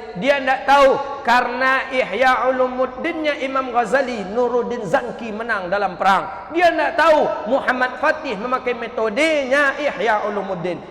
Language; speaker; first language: Malay; non-native, local second language; Minangkabau